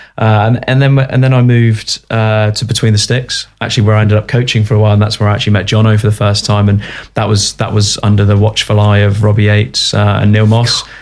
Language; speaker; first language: English; native; English